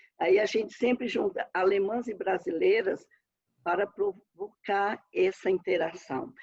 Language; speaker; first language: Portuguese; native; Portuguese